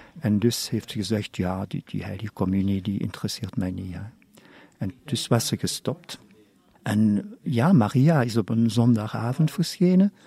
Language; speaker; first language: Dutch; non-native, local second language; German